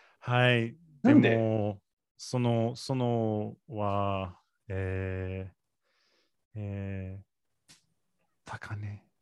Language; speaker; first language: Japanese; non-native, learner; English